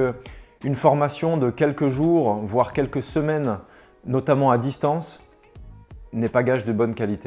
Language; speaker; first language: French; native; French